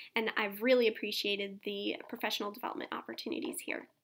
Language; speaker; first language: English; native; English